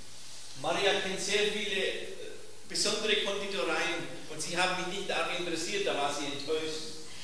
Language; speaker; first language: German; native; German